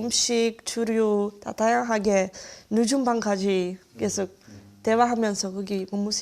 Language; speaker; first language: Korean; non-native, fluent; Czech